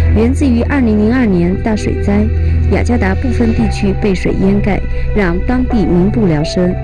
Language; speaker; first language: Chinese; native; Chinese